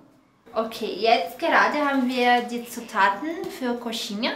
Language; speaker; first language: German; non-native, fluent; Portuguese